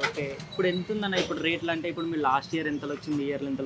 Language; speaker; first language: Telugu; native; Telugu